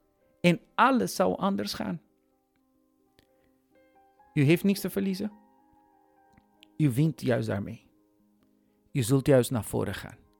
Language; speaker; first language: Dutch; non-native, fluent; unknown